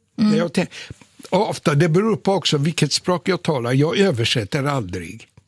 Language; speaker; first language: Swedish; non-native, fluent; Polish